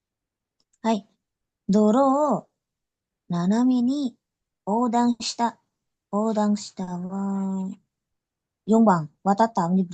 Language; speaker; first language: Japanese; non-native, learner; Indonesian